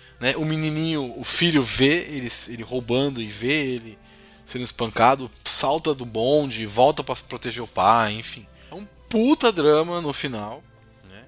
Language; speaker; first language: Portuguese; native; Portuguese